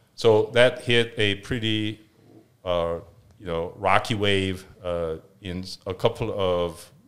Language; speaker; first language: English; non-native, fluent; Korean